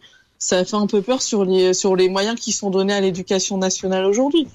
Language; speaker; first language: French; native; French